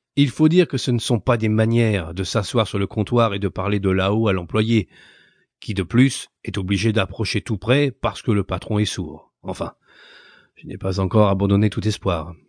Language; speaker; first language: French; native; French